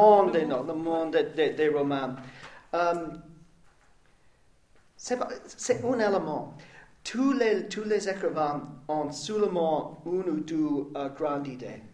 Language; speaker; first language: French; non-native, learner; English